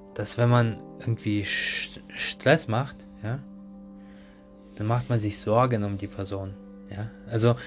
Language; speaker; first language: German; non-native, learner; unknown